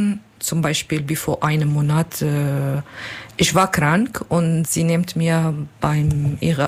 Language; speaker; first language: German; non-native, learner; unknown